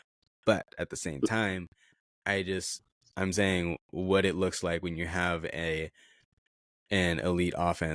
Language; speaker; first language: English; native; English